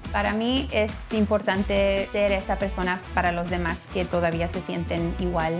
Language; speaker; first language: Spanish; early bilingual, heritage; Spanish